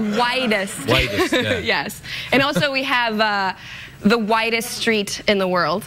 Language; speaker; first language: English; non-native, fluent; Spanish